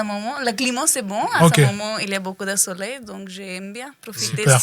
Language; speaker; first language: French; non-native, learner; Hindi